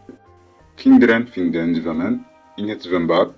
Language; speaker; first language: Dutch; non-native, learner; Tigrinya